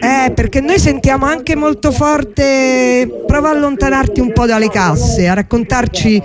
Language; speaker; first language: Italian; native; Italian